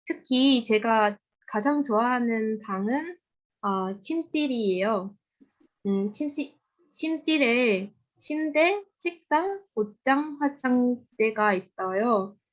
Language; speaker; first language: Korean; non-native, learner; Vietnamese